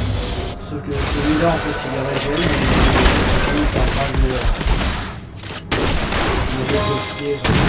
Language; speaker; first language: French; native; French